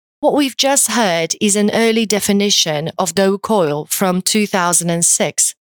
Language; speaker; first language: English; non-native, fluent; Polish